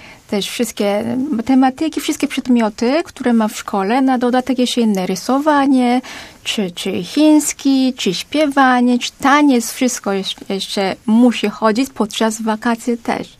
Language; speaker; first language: Polish; non-native, fluent; Korean